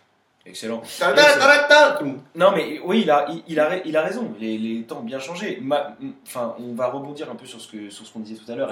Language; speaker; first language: French; native; French